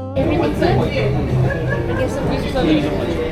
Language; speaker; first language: English; non-native, learner; Indonesian